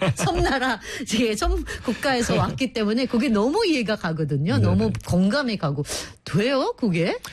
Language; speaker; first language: Korean; non-native, fluent; Filipino